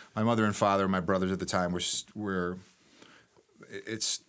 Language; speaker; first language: English; native; English